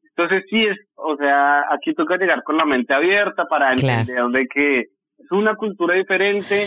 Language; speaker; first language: Spanish; native; Spanish